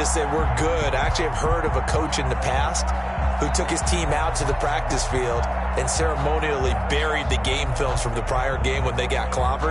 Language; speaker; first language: English; native; English